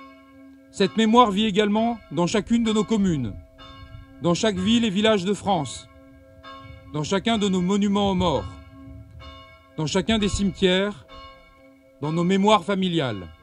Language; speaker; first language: French; native; French